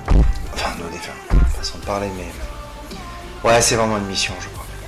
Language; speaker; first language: French; native; French